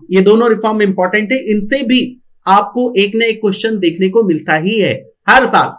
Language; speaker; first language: Hindi; non-native, local second language; Marathi